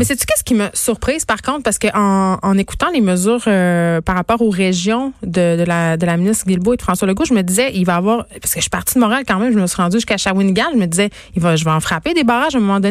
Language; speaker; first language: French; native; French